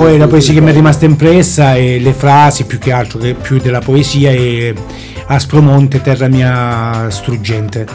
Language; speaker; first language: Italian; native; Italian